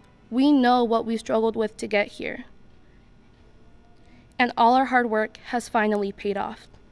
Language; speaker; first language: English; early bilingual, other home language; Spanish